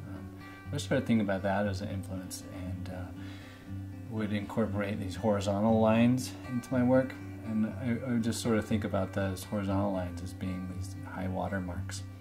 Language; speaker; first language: English; native; English